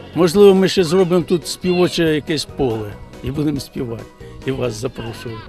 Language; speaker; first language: Ukrainian; native; Ukrainian